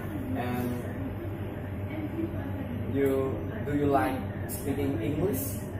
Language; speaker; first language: English; non-native, learner; Indonesian